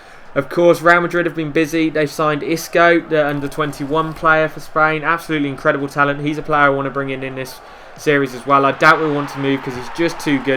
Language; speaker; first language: English; native; English